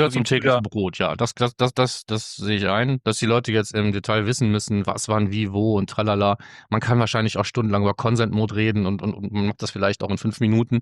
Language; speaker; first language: German; native; German